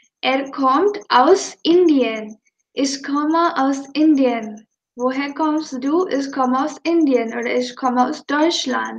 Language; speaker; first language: German; non-native, fluent; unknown